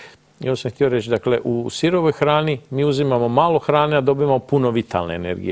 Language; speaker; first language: Croatian; native; Croatian